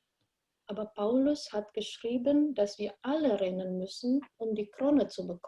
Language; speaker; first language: German; non-native, fluent; Indonesian